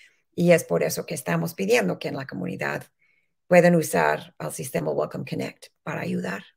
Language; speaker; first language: Spanish; early bilingual, heritage; Spanish